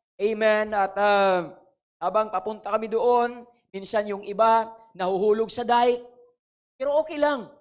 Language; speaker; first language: Filipino; non-native, local second language; Waray